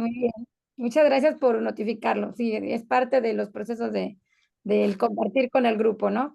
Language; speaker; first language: Spanish; native; Spanish